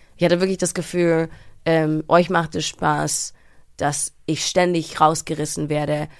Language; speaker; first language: German; early bilingual, heritage; English